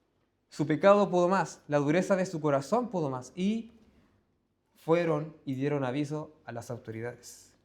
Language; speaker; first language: Spanish; native; Spanish